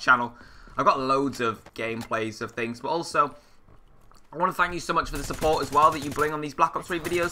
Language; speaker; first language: English; native; English